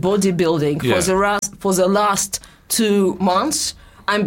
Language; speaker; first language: English; non-native, fluent; Russian